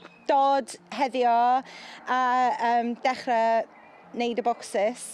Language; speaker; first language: Welsh; non-native, fluent; English